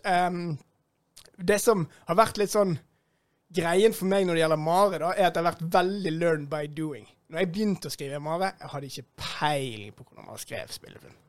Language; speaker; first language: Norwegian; native; Norwegian